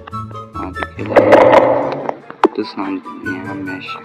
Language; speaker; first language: Arabic; native; Arabic